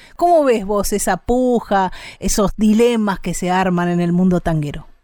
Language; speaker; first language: Spanish; native; Spanish